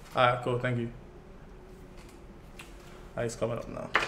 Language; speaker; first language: English; native; English